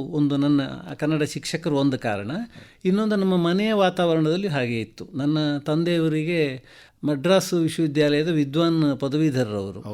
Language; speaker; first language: Kannada; native; Kannada